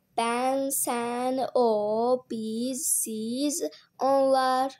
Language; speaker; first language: Turkish; non-native, fluent; Persian